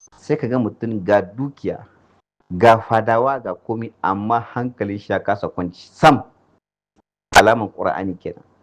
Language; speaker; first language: Hausa; native; Hausa